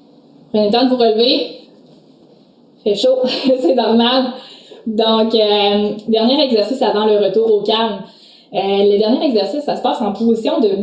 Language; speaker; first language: French; native; French